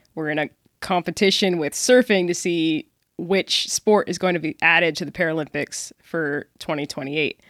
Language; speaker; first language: English; native; English